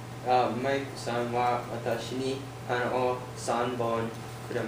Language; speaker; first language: Japanese; non-native, learner; English